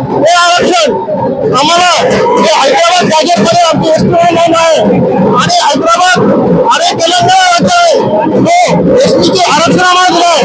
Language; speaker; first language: Marathi; non-native, local second language; Lambadi